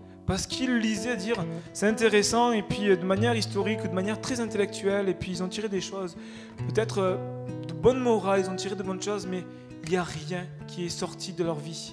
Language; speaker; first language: French; native; French